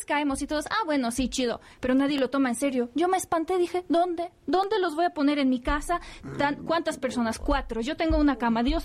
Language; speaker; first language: Spanish; non-native, fluent; Polish